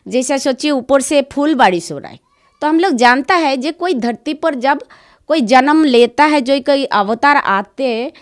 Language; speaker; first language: Hindi; non-native, local second language; Bangla